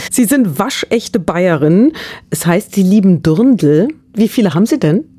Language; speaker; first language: German; native; German